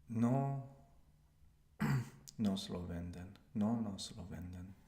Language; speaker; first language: Spanish; non-native, learner; English